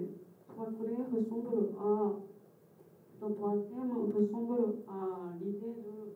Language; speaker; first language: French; non-native, fluent; Japanese